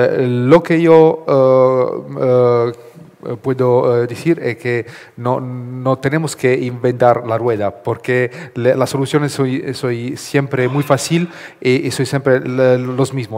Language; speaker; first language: Spanish; non-native, learner; Italian